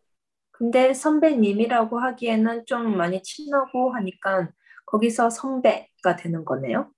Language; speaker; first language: Korean; early bilingual, heritage; Korean